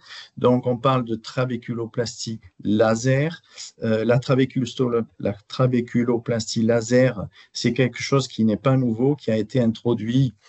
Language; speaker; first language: French; native; French